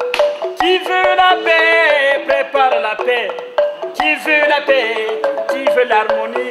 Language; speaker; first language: French; non-native, local second language; Kongo